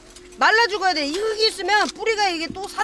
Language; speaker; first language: Korean; native; Korean